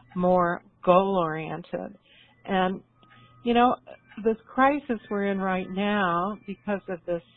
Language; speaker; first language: English; native; English